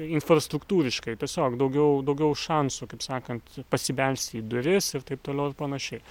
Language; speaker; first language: Lithuanian; native; Lithuanian